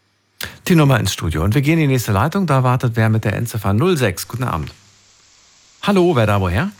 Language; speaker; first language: German; native; German